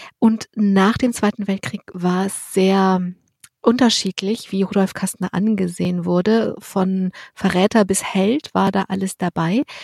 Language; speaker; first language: German; native; German